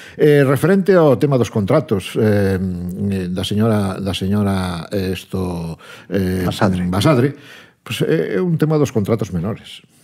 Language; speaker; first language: Galician; non-native, local second language; Spanish